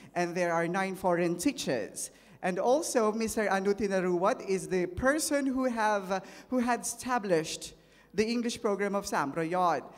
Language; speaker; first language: English; non-native, local second language; Filipino